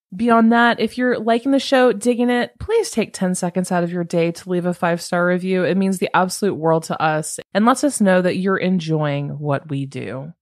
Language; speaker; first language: English; native; English